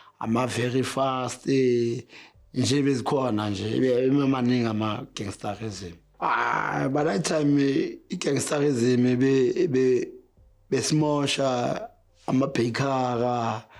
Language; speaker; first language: Zulu; native; Zulu